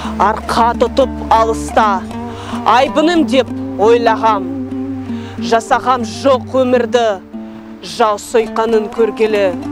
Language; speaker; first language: Kazakh; non-native, local second language; Russian